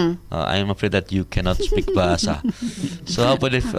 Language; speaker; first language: English; non-native, learner; Indonesian